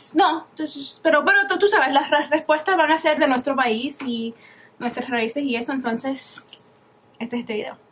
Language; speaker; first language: Spanish; early bilingual, heritage; Spanish